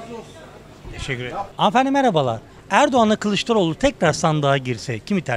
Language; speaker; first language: Turkish; native; Turkish